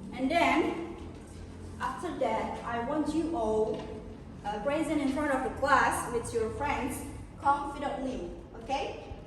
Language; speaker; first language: English; non-native, fluent; Indonesian